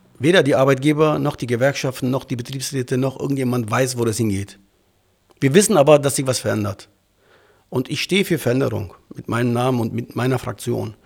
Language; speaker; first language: German; early bilingual, other home language; Turkish